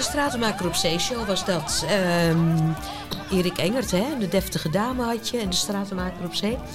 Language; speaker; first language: Dutch; native; Dutch